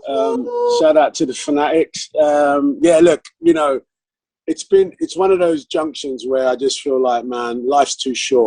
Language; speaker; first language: English; native; English